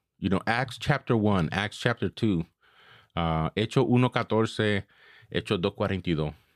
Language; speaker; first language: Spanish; early bilingual, heritage; Spanish